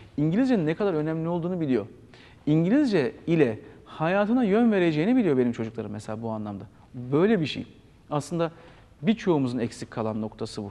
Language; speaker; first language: Turkish; native; Turkish